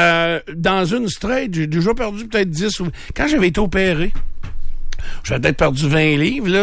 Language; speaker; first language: French; native; French